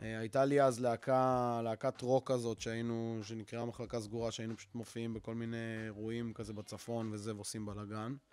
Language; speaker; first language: Hebrew; native; Hebrew